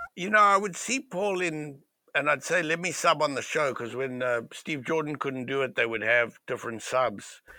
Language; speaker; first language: English; native; English